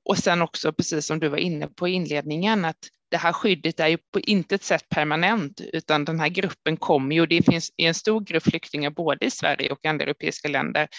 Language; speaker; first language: Swedish; native; Swedish